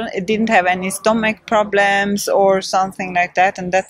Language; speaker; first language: English; non-native, fluent; Swedish